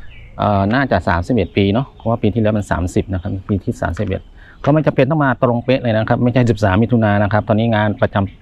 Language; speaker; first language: Thai; native; Thai